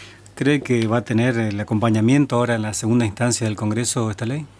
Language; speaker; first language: Spanish; native; Spanish